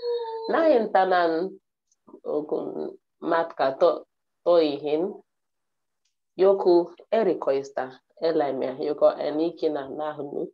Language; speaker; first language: Finnish; non-native, learner; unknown